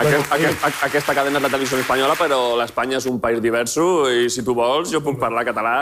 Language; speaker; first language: Catalan; non-native, local second language; Spanish